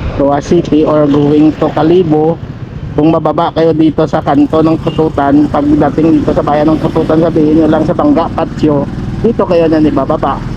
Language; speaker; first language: Filipino; non-native, local second language; Hiligaynon